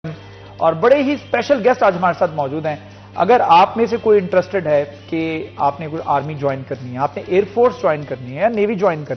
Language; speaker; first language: Hindi; non-native, local second language; Punjabi